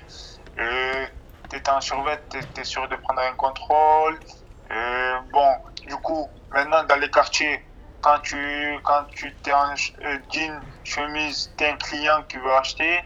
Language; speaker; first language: French; native; French